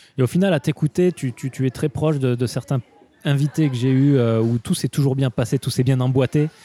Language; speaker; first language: French; native; French